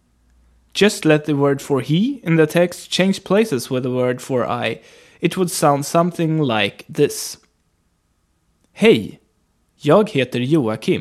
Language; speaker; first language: English; non-native, fluent; Swedish